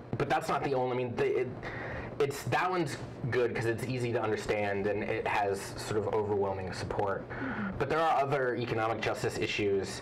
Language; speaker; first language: English; native; English